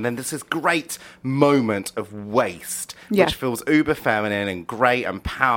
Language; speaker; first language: English; native; English